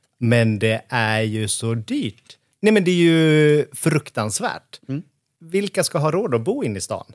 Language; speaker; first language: Swedish; native; Swedish